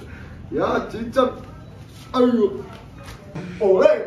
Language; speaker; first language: Korean; non-native, fluent; Italian